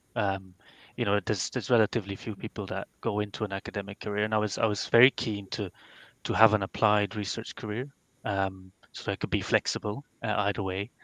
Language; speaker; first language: English; non-native, fluent; Dutch